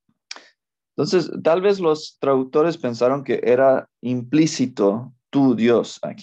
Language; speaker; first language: Spanish; non-native, fluent; English